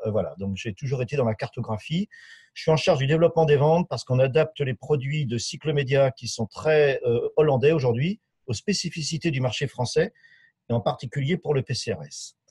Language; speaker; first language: French; native; French